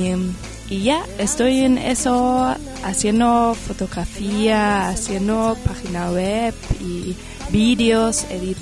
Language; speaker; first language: Spanish; non-native, fluent; German